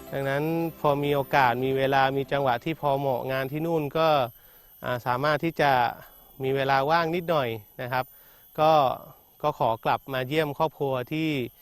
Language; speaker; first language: Thai; non-native, local second language; Malay